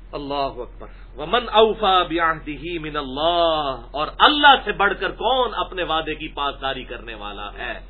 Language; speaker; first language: Urdu; non-native, local second language; Punjabi